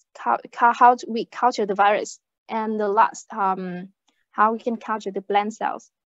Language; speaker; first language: English; non-native, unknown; Vietnamese